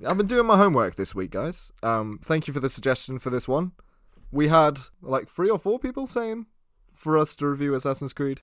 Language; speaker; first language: English; native; English